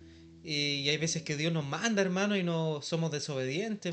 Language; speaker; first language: Spanish; native; Spanish